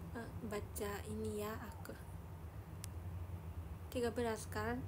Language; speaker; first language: Indonesian; non-native, learner; Japanese